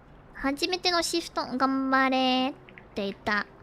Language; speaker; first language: Japanese; non-native, learner; Filipino